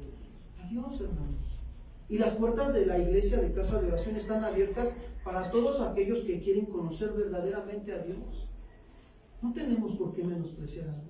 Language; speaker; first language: Spanish; native; Spanish